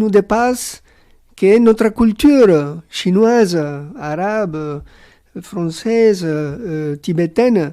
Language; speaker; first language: French; non-native, fluent; Spanish